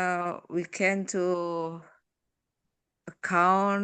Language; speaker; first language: English; non-native, learner; Indonesian